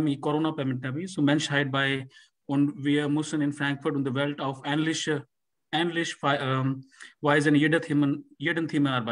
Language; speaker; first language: German; non-native, learner; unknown